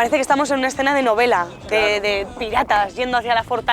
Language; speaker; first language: Spanish; native; Spanish